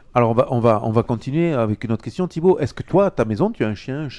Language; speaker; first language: French; native; French